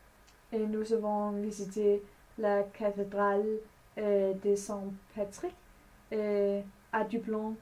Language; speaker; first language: French; non-native, learner; Danish